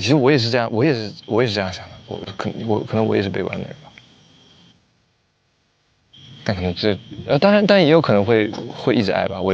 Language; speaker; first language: Chinese; native; Chinese